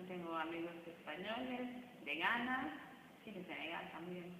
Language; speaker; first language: Spanish; non-native, fluent; Wolof